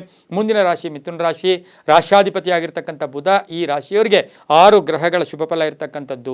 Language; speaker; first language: Kannada; native; Kannada